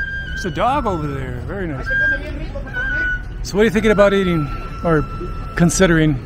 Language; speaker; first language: English; early bilingual, other home language; Spanish